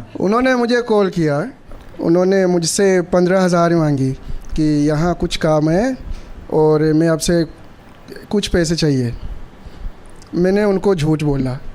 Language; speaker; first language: Hindi; non-native, fluent; Swahili